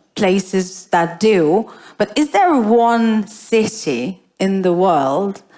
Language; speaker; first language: English; non-native, fluent; Lithuanian